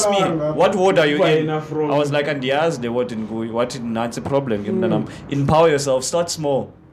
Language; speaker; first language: English; non-native, local second language; Xhosa